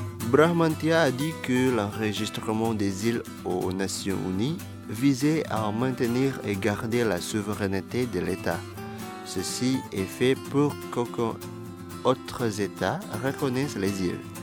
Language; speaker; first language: French; non-native, fluent; Indonesian